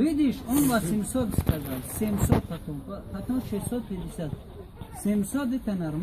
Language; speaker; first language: Russian; non-native, learner; Tajik